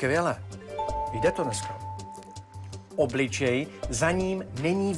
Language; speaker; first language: Czech; native; Czech